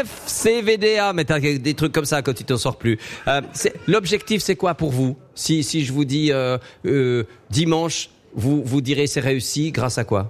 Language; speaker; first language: French; native; French